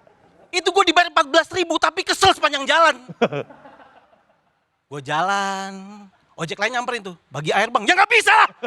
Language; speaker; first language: Indonesian; native; Indonesian